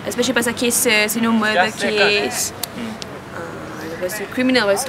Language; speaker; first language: English; non-native, local second language; Malay